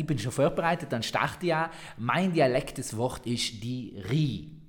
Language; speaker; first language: German; native; German